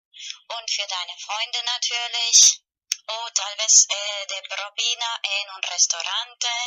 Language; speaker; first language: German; non-native, fluent; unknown